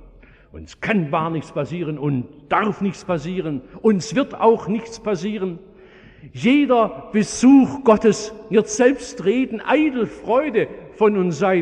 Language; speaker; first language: German; native; German